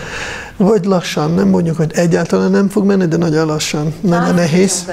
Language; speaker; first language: Hungarian; non-native, fluent; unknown